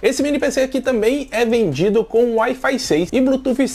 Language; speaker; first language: Portuguese; native; Portuguese